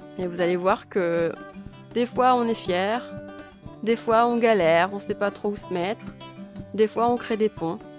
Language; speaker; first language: French; native; French